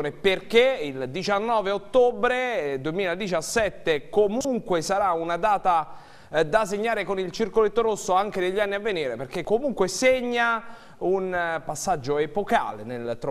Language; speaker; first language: Italian; native; Italian